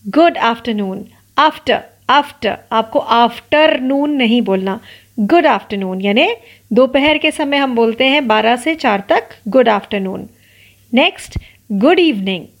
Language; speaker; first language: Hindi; non-native, local second language; Marathi